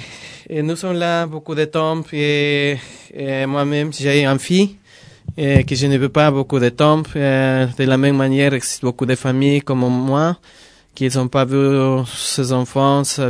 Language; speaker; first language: French; non-native, learner; Spanish